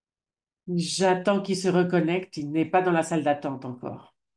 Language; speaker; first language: French; non-native, fluent; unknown